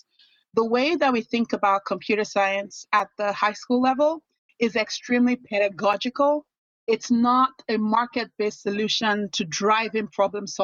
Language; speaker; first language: English; non-native, local second language; Yoruba